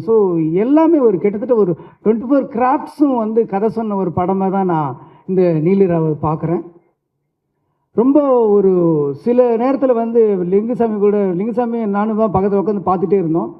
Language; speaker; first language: Tamil; native; Tamil